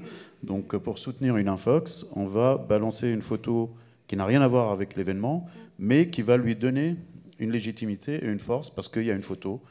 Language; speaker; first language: French; native; French